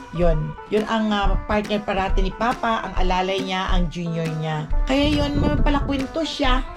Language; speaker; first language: Filipino; non-native, local second language; Aklanon